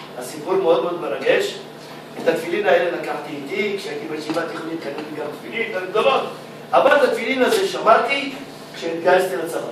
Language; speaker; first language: Hebrew; early bilingual, other home language; Arabic